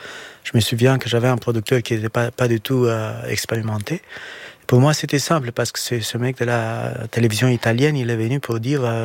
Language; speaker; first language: French; non-native, fluent; Romanian